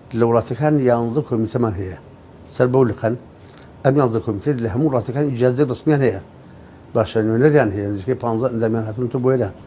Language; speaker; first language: Central Kurdish; non-native, local second language; Gurani